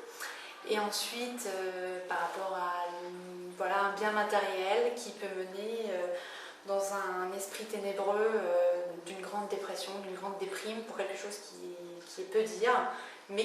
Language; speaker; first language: French; native; French